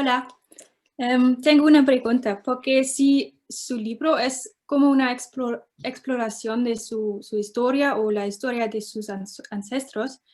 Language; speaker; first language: Spanish; non-native, learner; German